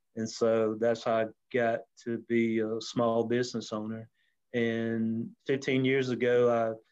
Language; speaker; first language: English; native; English